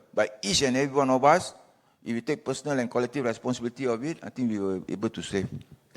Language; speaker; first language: English; non-native, local second language; Malay